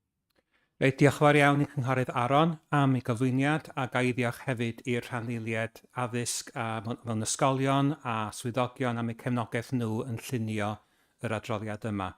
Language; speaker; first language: Welsh; native; Welsh